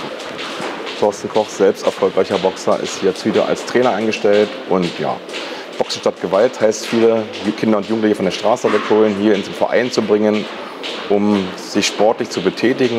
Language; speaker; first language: German; native; German